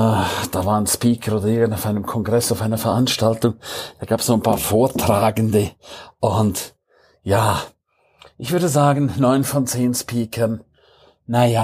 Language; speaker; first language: German; native; German